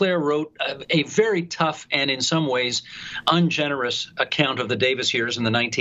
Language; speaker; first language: English; native; English